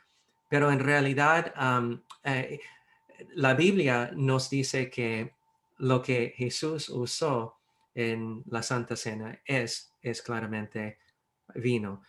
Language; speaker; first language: Spanish; non-native, fluent; English